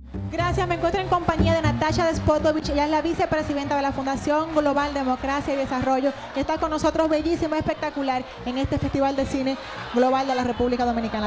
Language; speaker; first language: Spanish; native; Spanish